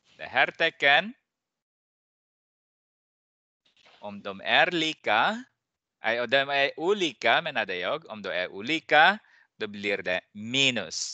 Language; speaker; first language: Swedish; non-native, fluent; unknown